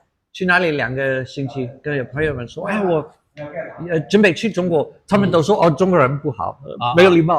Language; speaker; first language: Chinese; non-native, fluent; English